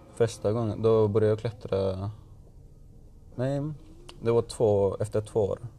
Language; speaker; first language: Swedish; non-native, learner; Spanish